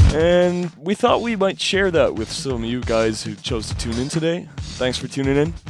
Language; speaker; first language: English; non-native, fluent; German